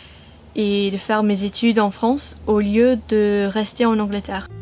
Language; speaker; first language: French; non-native, fluent; English